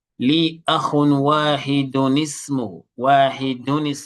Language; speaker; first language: Arabic; non-native, fluent; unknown